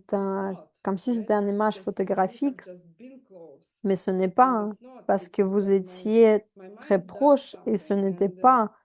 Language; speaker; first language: French; non-native, fluent; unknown